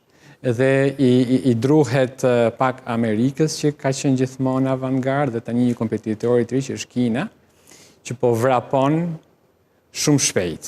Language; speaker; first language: Albanian; native; Albanian